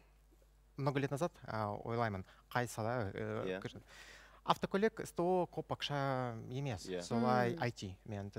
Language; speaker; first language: Kazakh; non-native, local second language; Russian